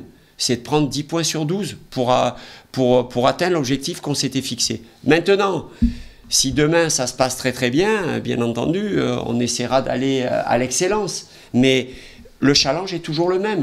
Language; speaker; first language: French; native; French